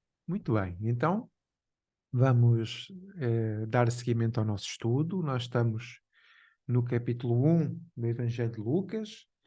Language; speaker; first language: Portuguese; native; Portuguese